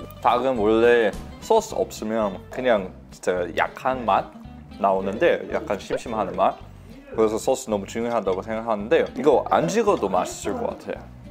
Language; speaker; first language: Korean; non-native, fluent; English